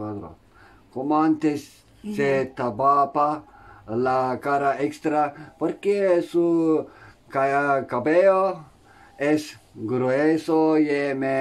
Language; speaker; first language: Spanish; non-native, learner; Turkish